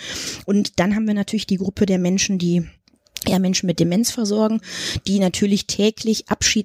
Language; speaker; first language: German; native; German